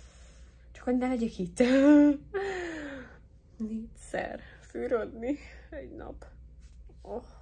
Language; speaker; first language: Hungarian; early bilingual, heritage; English